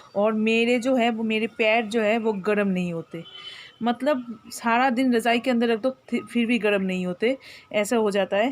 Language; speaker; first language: Hindi; non-native, local second language; Bangla